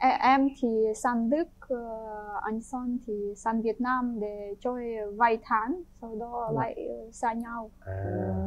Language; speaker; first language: Vietnamese; non-native, fluent; Ukrainian